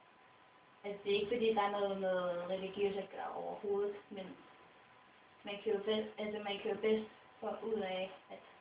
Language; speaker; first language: Danish; non-native, local second language; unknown